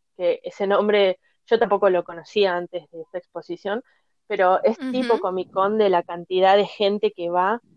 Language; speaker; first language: Spanish; native; Spanish